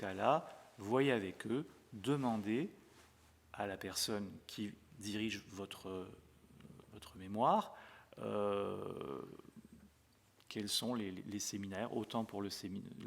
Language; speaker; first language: French; native; French